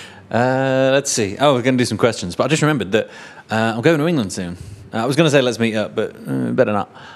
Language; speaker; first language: English; native; English